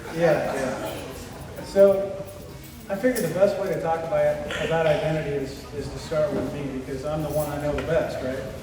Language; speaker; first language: English; native; English